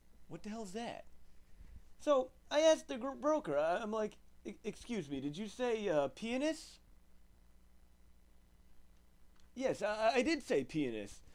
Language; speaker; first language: English; native; English